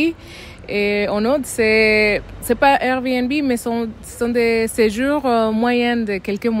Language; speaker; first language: French; non-native, fluent; Spanish